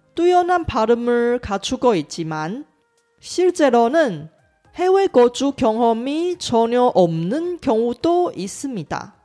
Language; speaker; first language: Korean; non-native, fluent; Chinese